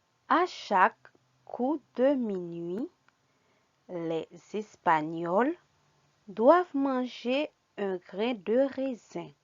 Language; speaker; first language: French; non-native, fluent; Spanish